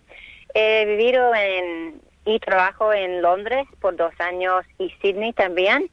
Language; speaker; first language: Spanish; non-native, learner; English